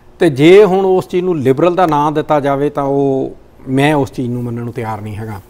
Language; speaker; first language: Punjabi; native; Punjabi